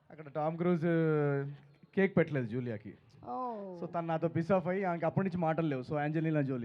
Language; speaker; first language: Telugu; native; Telugu